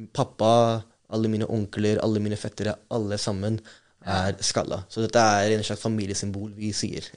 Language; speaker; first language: Norwegian; non-native, fluent; Urdu